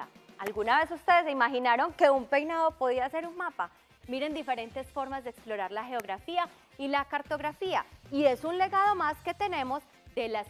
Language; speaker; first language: Spanish; native; Spanish